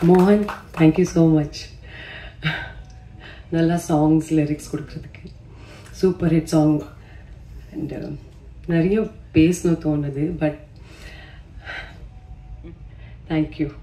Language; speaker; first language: Tamil; non-native, fluent; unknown